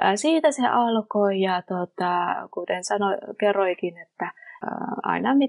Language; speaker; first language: Finnish; non-native, fluent; Vietnamese